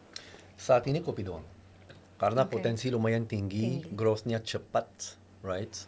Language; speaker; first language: Indonesian; non-native, learner; French